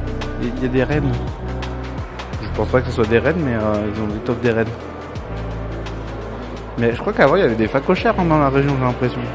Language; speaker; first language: French; native; French